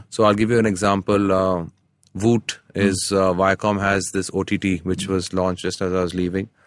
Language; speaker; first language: English; non-native, local second language; Tamil